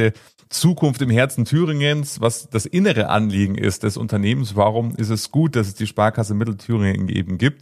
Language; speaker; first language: German; native; German